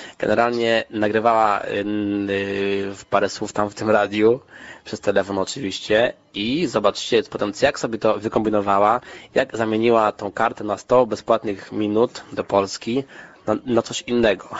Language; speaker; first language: Polish; native; Polish